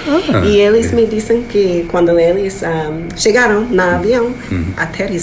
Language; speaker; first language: Portuguese; non-native, fluent; English